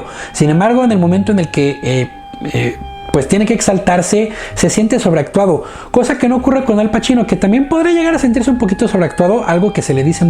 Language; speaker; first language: Spanish; native; Spanish